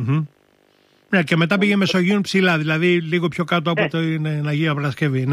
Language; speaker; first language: Greek; native; Greek